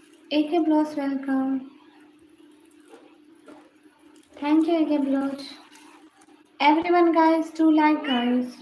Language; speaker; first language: English; non-native, learner; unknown